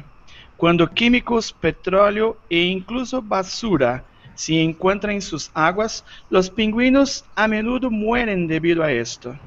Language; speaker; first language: Spanish; non-native, learner; Portuguese